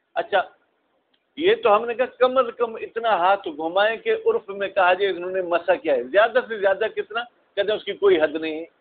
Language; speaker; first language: Urdu; non-native, local second language; Sindhi